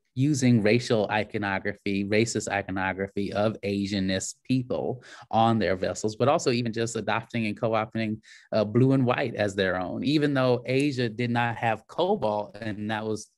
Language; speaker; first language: English; native; English